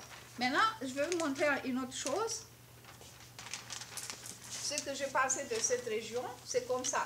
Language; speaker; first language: French; non-native, fluent; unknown